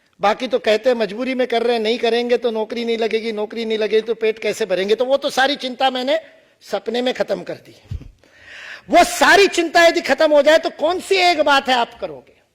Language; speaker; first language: Hindi; non-native, local second language; Marathi